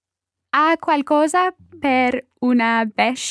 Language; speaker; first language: Italian; non-native, learner; English